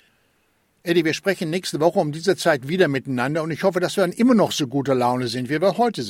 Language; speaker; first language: German; native; German